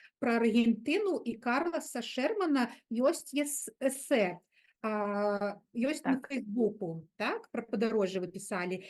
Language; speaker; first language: Belarusian; non-native, local second language; Russian